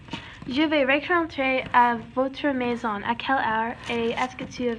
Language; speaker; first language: French; non-native, learner; English